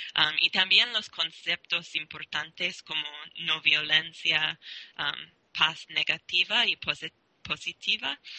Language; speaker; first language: Spanish; non-native, learner; English